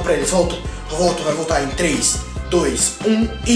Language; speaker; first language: Portuguese; native; Portuguese